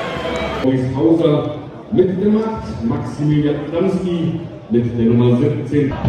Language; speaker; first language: German; native; German